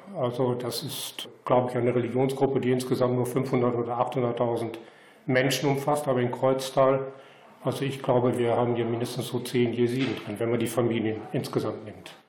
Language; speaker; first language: German; native; German